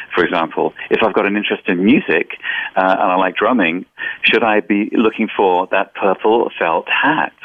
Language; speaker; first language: English; native; English